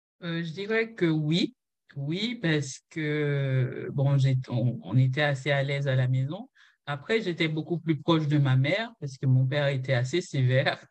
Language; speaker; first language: French; non-native, local second language; Haitian Creole